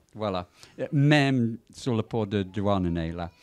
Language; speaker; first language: French; non-native, fluent; English